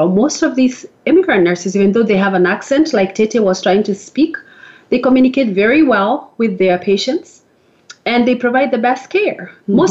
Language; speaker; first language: English; non-native, local second language; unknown